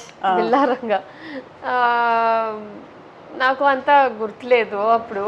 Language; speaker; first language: Telugu; non-native, learner; Tamil